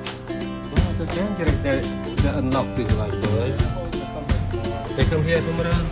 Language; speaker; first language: English; non-native, learner; Vietnamese